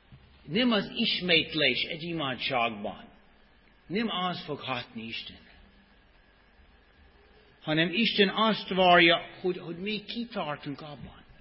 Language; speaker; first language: Hungarian; non-native, fluent; English